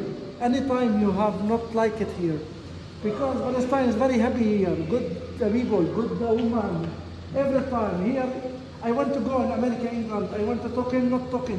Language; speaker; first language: English; non-native, learner; Arabic